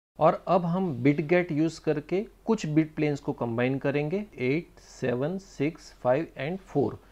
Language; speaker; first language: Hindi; non-native, local second language; Gujarati